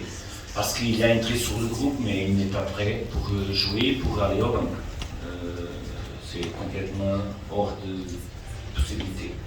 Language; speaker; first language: French; non-native, fluent; Portuguese